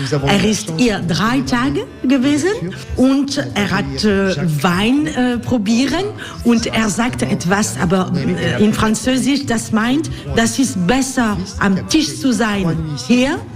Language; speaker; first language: German; non-native, fluent; French